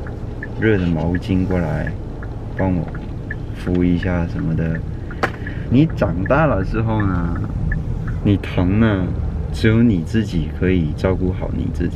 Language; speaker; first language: Chinese; non-native, local second language; Cantonese